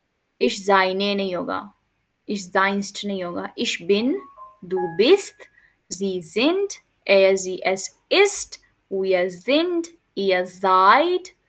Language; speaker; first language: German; non-native, learner; Hindi